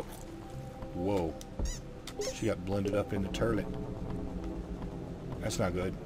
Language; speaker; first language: English; native; English